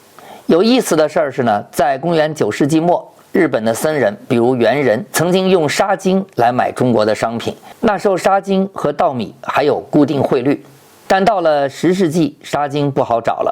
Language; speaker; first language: Chinese; native; Chinese